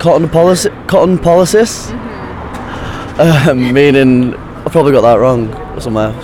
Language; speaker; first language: English; native; English